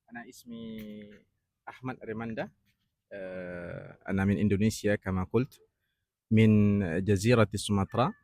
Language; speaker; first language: Arabic; non-native, fluent; Indonesian